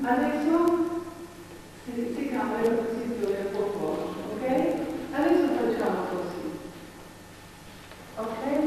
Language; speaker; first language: Italian; non-native, fluent; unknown